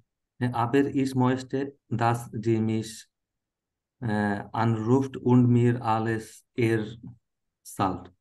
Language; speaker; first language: German; non-native, learner; Bangla